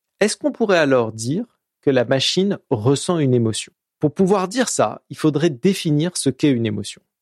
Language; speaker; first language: French; native; French